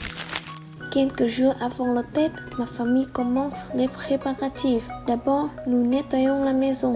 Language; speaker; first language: French; non-native, learner; Vietnamese